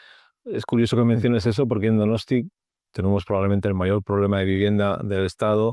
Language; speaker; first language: Spanish; native; Spanish